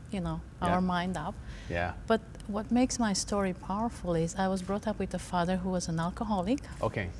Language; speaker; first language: English; non-native, fluent; Romanian